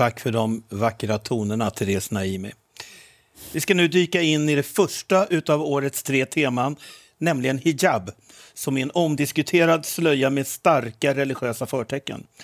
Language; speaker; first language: Swedish; native; Swedish